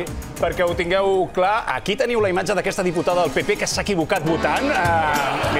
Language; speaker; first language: Catalan; native; Catalan